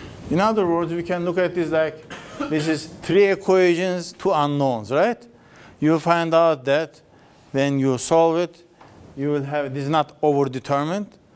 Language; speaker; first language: English; non-native, fluent; Turkish